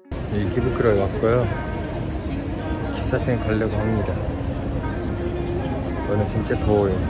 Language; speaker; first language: Korean; non-native, learner; Japanese